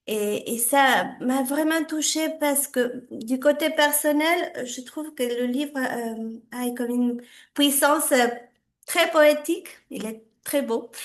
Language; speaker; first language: French; non-native, fluent; Spanish